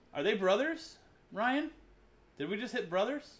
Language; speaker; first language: English; native; English